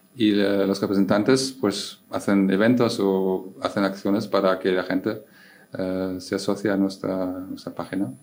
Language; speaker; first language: Spanish; non-native, fluent; German